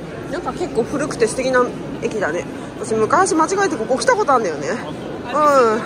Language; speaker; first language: Japanese; native; Japanese